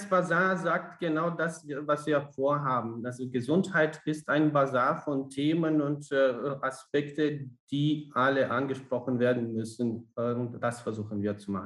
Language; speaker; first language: German; non-native, fluent; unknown